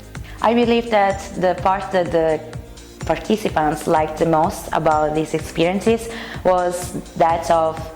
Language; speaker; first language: English; non-native, fluent; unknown